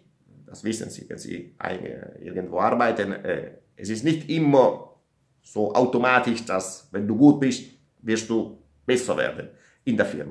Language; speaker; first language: German; non-native, learner; Italian